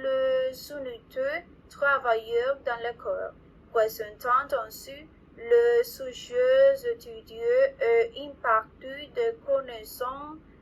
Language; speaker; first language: French; non-native, learner; Spanish